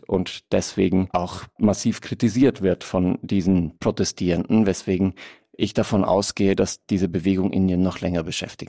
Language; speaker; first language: German; native; German